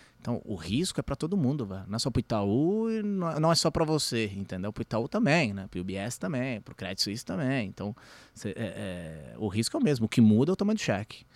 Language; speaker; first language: Portuguese; early bilingual, other home language; Spanish